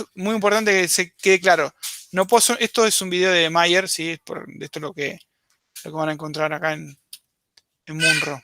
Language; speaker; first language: Spanish; native; Spanish